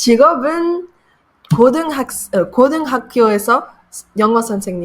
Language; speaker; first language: Korean; non-native, learner; French